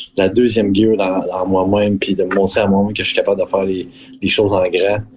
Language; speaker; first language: French; native; French